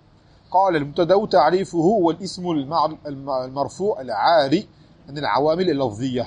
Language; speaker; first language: Arabic; non-native, fluent; French